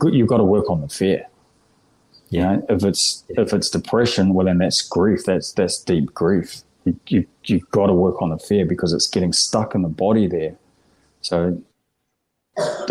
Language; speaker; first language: English; native; English